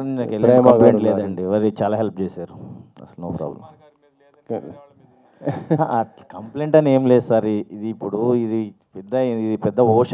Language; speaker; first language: Telugu; native; Telugu